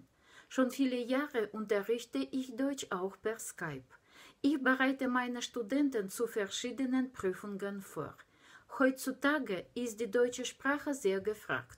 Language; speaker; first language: German; non-native, fluent; Russian